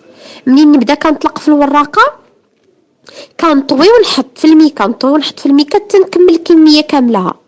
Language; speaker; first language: Arabic; native; Arabic